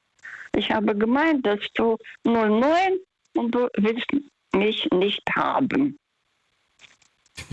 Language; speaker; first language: German; non-native, fluent; Russian